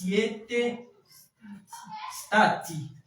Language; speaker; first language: Italian; non-native, fluent; French